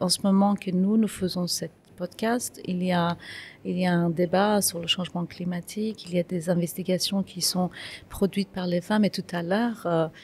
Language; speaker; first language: French; non-native, fluent; Kurdish